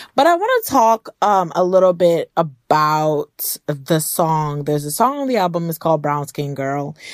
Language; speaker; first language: English; early bilingual, other home language; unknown